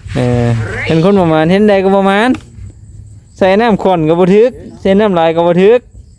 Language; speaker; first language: Thai; native; Thai